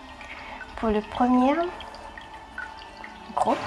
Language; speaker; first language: French; non-native, fluent; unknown